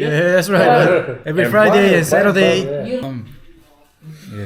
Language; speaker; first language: English; non-native, learner; Korean